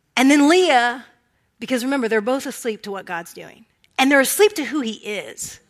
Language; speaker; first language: English; native; English